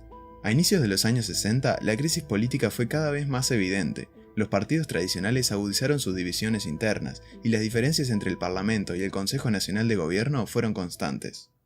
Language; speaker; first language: Spanish; native; Spanish